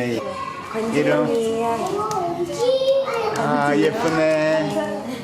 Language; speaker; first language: Korean; native; Korean